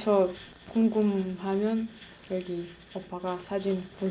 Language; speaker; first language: Korean; non-native, learner; Russian